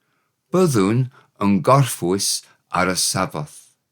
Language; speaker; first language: Welsh; non-native, learner; English